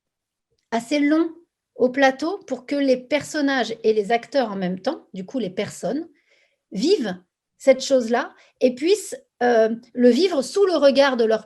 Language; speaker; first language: French; native; French